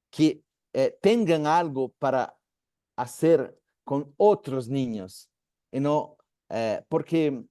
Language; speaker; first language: Spanish; non-native, learner; Portuguese